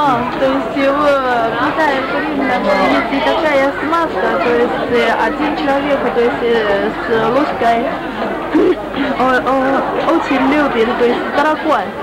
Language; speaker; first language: Russian; non-native, learner; Chinese